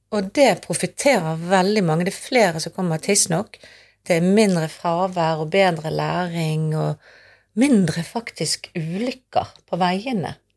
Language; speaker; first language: Norwegian; native; Norwegian